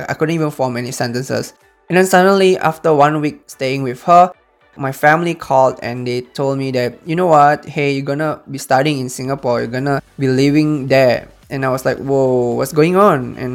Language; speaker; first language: English; early bilingual, other home language; Indonesian